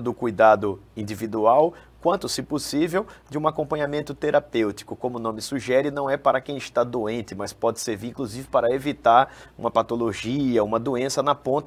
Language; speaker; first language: Portuguese; native; Portuguese